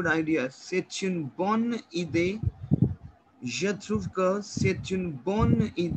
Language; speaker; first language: French; non-native, learner; Hindi